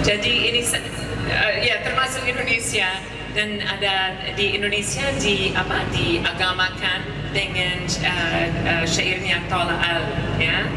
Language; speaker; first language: Indonesian; non-native, fluent; English